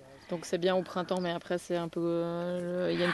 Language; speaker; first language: French; native; French